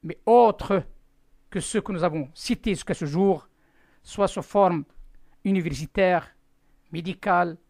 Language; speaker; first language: French; non-native, local second language; Arabic